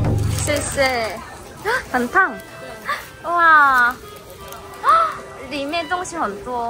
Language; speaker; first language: Chinese; non-native, learner; Korean